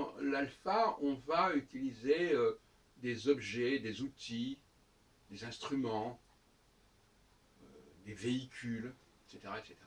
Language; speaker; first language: French; native; French